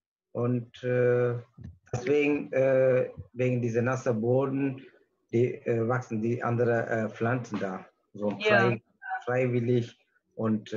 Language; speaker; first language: German; non-native, learner; Tamil